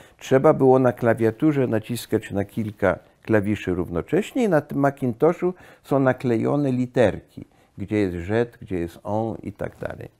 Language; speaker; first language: Polish; early bilingual, heritage; Polish